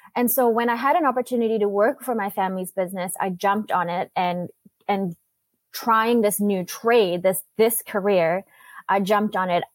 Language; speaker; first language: English; native; English